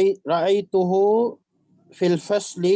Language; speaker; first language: Arabic; non-native, learner; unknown